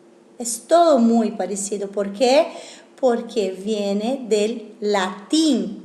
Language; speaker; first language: Spanish; non-native, fluent; Italian